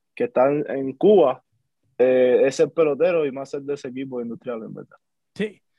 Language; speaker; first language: Spanish; native; Spanish